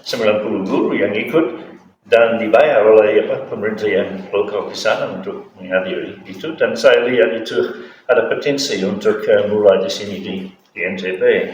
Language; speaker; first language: Indonesian; non-native, fluent; English